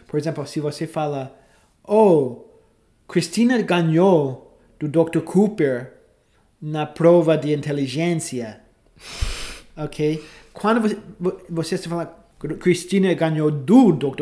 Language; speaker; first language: Portuguese; non-native, fluent; English